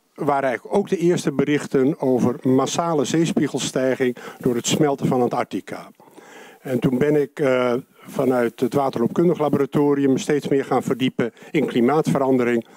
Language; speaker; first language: Dutch; non-native, local second language; Western Frisian